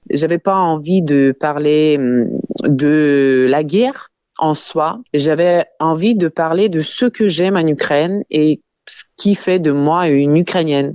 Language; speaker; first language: French; non-native, fluent; Ukrainian